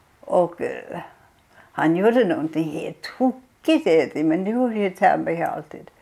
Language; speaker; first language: Swedish; non-native, fluent; German